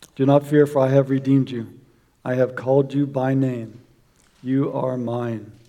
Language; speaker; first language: English; native; English